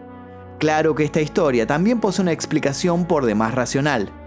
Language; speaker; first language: Spanish; native; Spanish